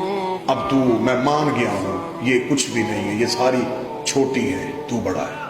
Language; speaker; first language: Urdu; native; Urdu